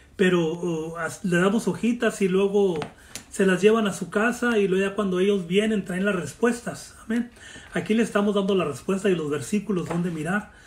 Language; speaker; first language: Spanish; native; Spanish